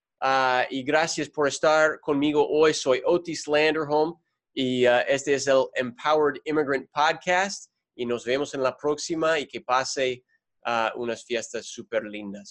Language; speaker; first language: Spanish; non-native, fluent; English